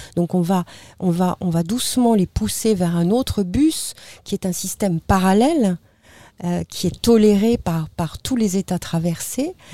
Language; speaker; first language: French; native; French